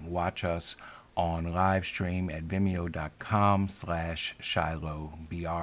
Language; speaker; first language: English; native; English